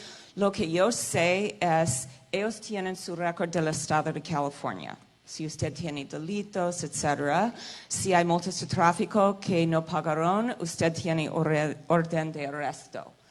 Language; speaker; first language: Spanish; non-native, fluent; English